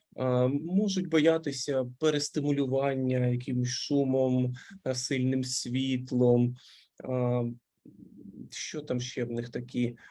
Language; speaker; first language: Ukrainian; non-native, local second language; Russian